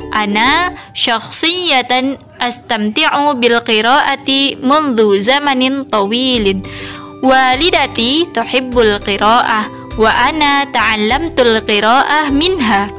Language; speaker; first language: Arabic; non-native, learner; Indonesian